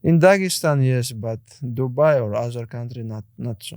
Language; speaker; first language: English; non-native, learner; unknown